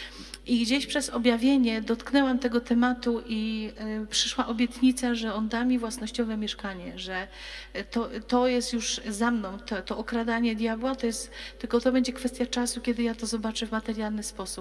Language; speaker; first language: Polish; native; Polish